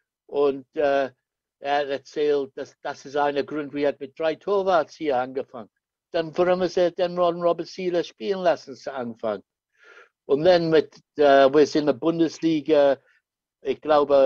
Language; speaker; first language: German; non-native, learner; English